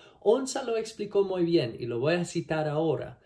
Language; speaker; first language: Spanish; non-native, learner; English